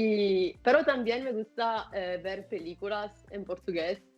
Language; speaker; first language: Spanish; non-native, fluent; Italian